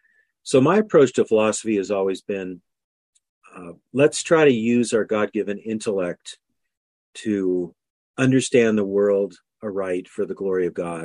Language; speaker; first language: English; native; English